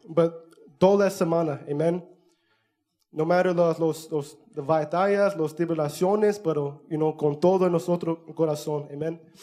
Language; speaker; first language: Spanish; early bilingual, heritage; Spanish